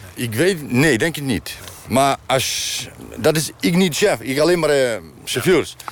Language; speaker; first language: Dutch; non-native, learner; Ukrainian